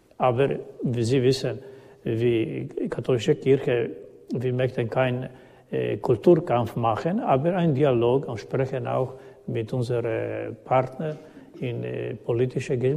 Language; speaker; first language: German; non-native, learner; Croatian